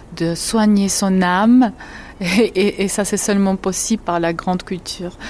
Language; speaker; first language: French; non-native, fluent; Georgian